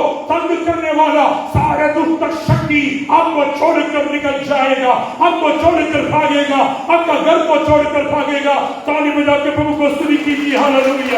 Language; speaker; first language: Hindi; non-native, local second language; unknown